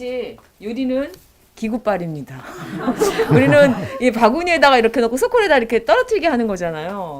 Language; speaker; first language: Korean; native; Korean